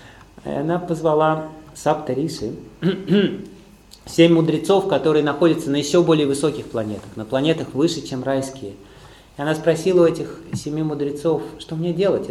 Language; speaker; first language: Russian; native; Russian